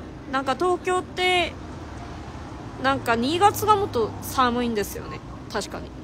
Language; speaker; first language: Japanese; non-native, fluent; Korean